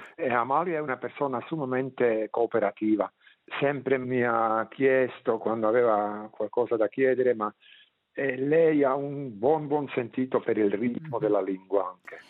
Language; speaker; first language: Italian; non-native, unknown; Swiss German